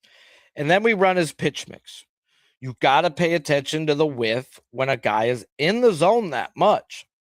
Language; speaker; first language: English; native; English